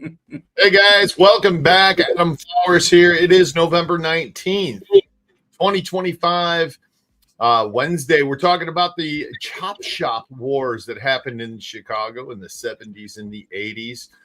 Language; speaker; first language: English; native; English